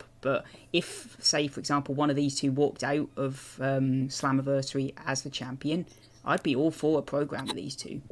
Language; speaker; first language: English; native; English